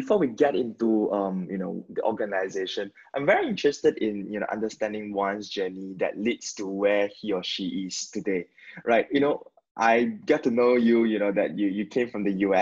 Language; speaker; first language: English; non-native, local second language; Chinese